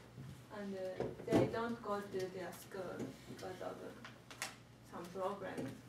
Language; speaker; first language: English; non-native, learner; Japanese